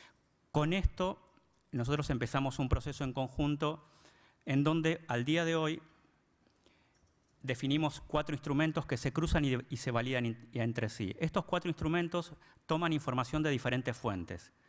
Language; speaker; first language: Spanish; native; Spanish